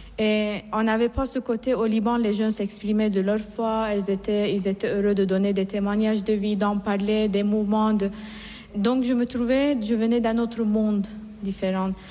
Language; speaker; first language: French; non-native, fluent; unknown